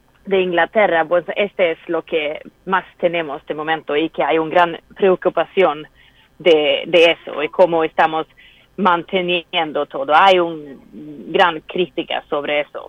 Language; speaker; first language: Spanish; non-native, fluent; Swedish